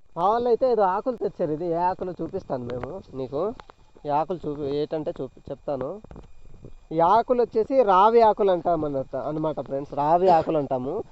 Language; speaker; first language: Telugu; non-native, local second language; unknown